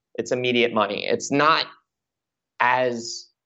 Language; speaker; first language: English; native; English